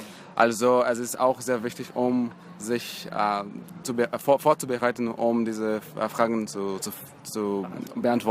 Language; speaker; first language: German; non-native, fluent; Portuguese